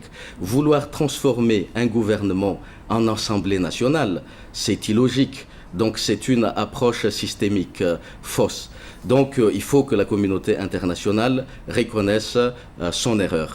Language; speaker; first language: French; non-native, local second language; Malagasy